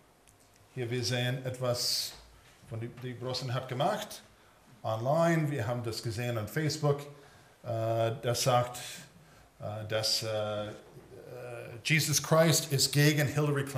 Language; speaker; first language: German; early bilingual, heritage; English